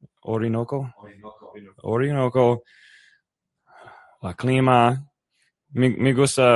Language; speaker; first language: Spanish; non-native, learner; English